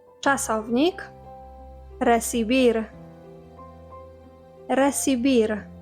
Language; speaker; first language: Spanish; non-native, fluent; Polish